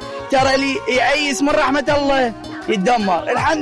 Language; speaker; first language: Arabic; native; Arabic